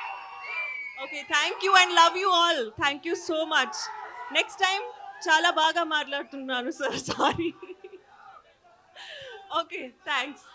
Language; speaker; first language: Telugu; non-native, learner; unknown